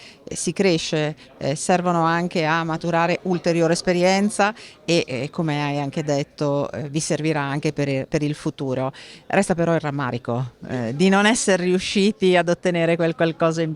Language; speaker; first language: Italian; native; Italian